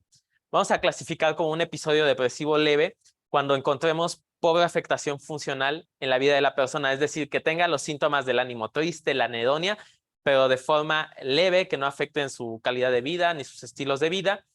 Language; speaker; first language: Spanish; native; Spanish